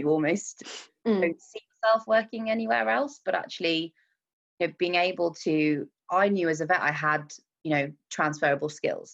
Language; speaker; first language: English; native; English